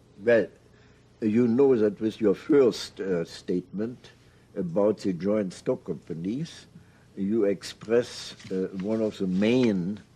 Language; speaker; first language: English; non-native, fluent; German